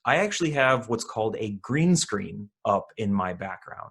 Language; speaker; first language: English; native; English